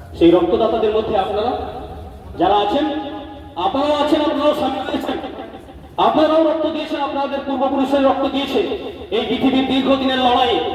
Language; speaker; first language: Bangla; non-native, local second language; Santali